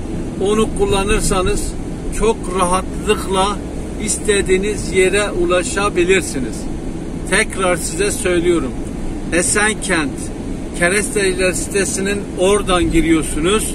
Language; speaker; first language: Turkish; native; Turkish